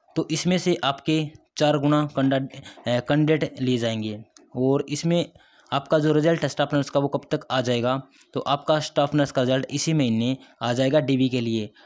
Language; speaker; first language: Hindi; native; Hindi